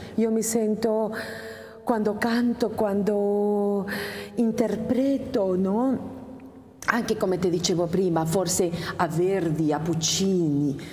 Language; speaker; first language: Italian; non-native, fluent; Spanish